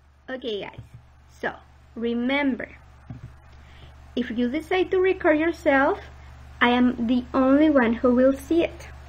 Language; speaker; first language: English; non-native, fluent; Spanish